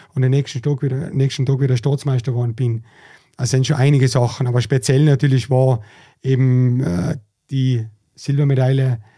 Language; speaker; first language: German; native; German